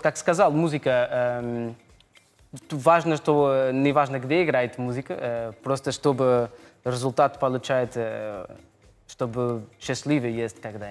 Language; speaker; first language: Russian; non-native, learner; Portuguese